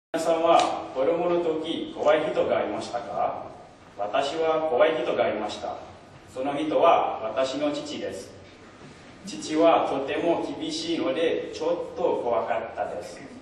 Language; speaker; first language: Japanese; non-native, learner; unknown